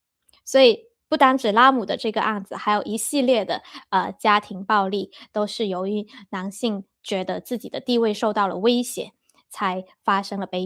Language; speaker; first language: Chinese; native; Chinese